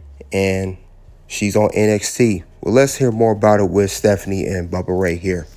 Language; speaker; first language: English; native; English